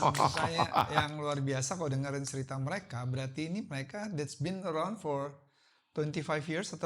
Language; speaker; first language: Indonesian; native; Indonesian